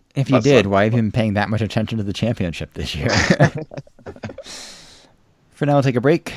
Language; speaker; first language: English; native; English